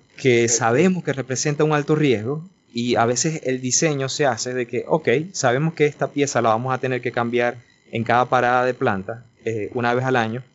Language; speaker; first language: Spanish; native; Spanish